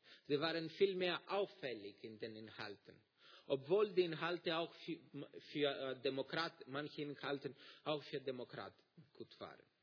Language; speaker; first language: German; non-native, fluent; Greek